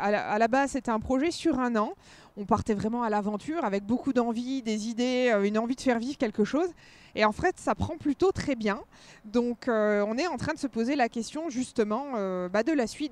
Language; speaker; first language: French; native; French